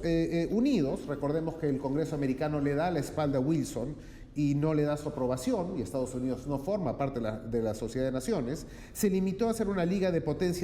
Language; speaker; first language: Spanish; native; Spanish